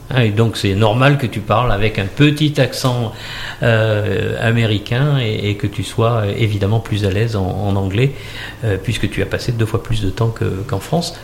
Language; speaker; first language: French; native; French